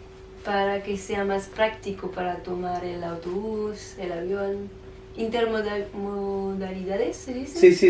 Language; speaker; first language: Spanish; non-native, fluent; French